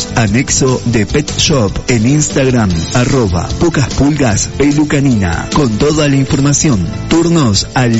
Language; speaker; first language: Spanish; native; Spanish